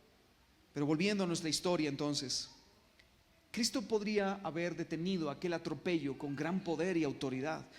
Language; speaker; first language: Spanish; native; Spanish